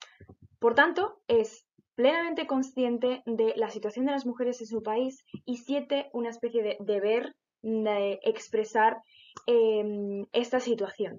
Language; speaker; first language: Spanish; native; Spanish